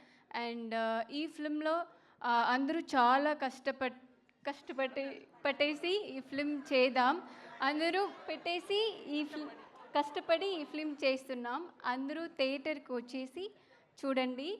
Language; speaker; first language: Telugu; non-native, learner; Tamil